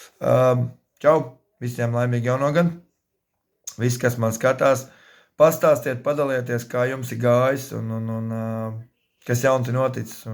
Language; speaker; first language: Latvian; native; Latvian